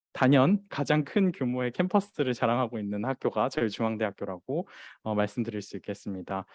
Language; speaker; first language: Korean; non-native, fluent; Chinese